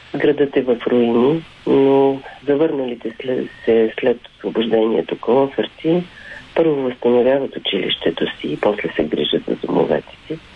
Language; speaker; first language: Bulgarian; native; Bulgarian